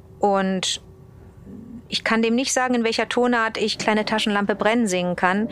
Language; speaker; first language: German; early bilingual, other home language; English